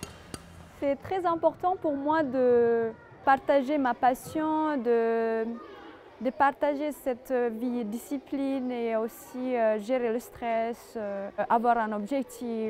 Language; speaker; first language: French; non-native, fluent; Indonesian